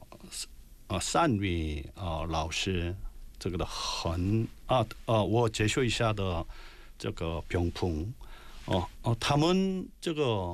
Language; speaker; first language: Chinese; non-native, learner; Korean